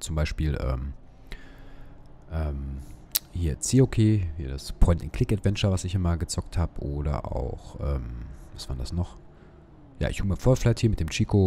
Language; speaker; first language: German; native; German